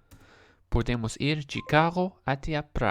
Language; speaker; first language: Portuguese; non-native, learner; English